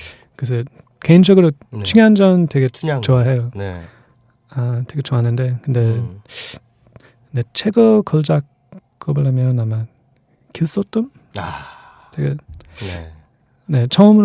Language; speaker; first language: Korean; non-native, fluent; English